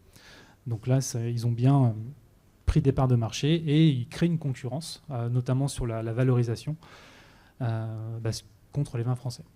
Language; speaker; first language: French; native; French